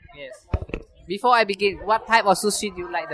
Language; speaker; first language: English; non-native, fluent; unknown